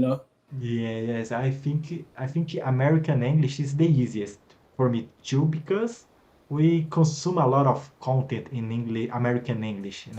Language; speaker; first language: English; non-native, fluent; Portuguese